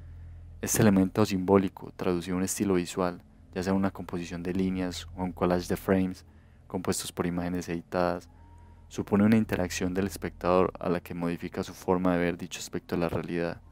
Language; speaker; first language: Spanish; native; Spanish